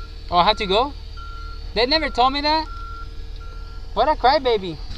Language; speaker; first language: English; early bilingual, other home language; Spanish